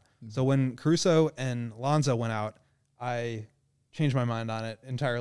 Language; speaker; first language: English; native; English